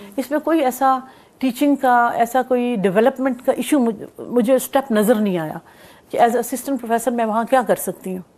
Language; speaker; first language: Urdu; non-native, local second language; Punjabi